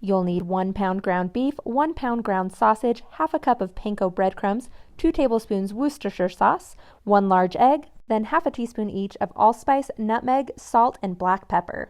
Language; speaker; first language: English; native; English